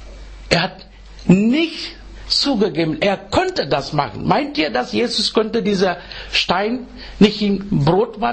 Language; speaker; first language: German; non-native, fluent; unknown